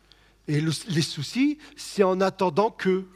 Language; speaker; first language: French; native; French